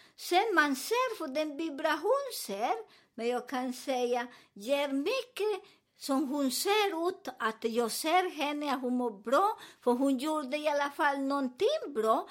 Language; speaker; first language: Swedish; non-native, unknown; Spanish